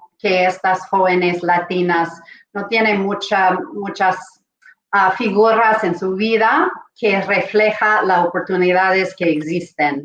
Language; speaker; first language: Spanish; non-native, fluent; English